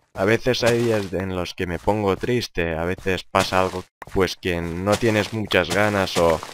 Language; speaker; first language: Spanish; non-native, fluent; Lithuanian